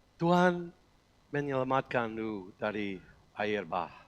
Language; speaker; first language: Indonesian; non-native, learner; English